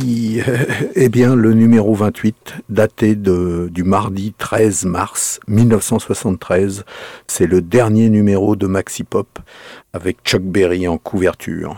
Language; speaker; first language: French; native; French